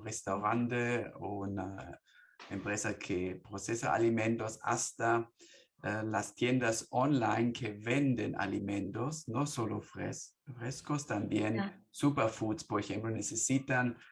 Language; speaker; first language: Spanish; non-native, fluent; German